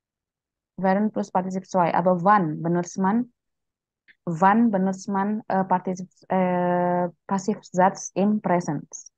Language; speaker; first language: German; non-native, fluent; Indonesian